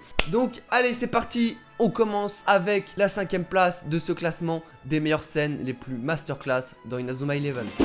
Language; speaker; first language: French; native; French